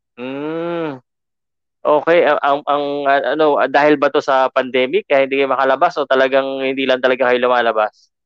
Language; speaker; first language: Filipino; native; Filipino